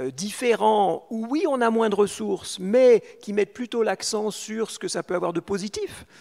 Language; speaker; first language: French; native; French